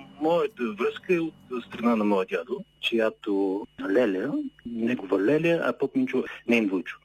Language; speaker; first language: Bulgarian; native; Bulgarian